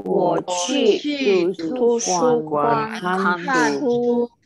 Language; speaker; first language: Chinese; non-native, learner; Indonesian